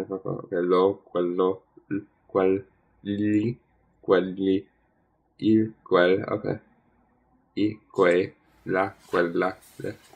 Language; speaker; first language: Italian; non-native, learner; English